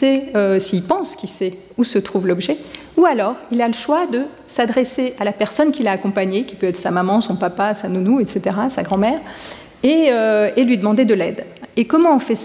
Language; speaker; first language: French; native; French